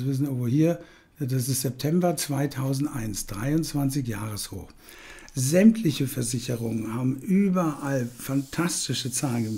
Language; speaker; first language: German; native; German